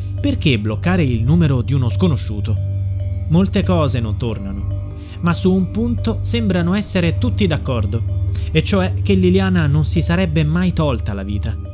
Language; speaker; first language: Italian; native; Italian